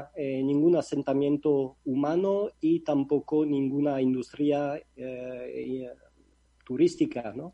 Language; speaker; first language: Spanish; non-native, fluent; French